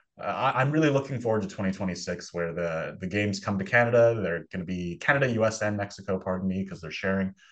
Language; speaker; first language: English; native; English